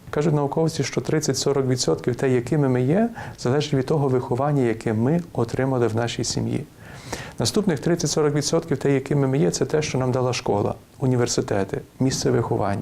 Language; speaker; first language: Ukrainian; native; Ukrainian